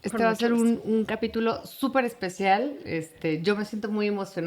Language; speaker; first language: Spanish; native; Spanish